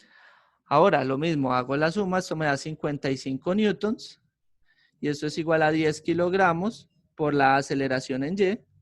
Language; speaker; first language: Spanish; native; Spanish